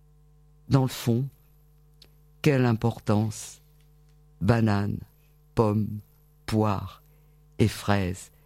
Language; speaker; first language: French; native; French